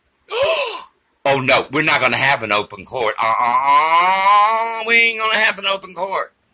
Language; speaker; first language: English; early bilingual, other home language; Spanish